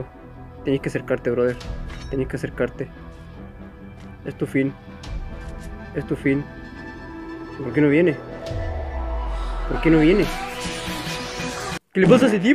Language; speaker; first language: Spanish; native; Spanish